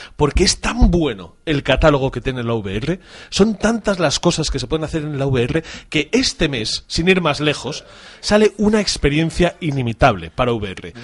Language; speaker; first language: Spanish; native; Spanish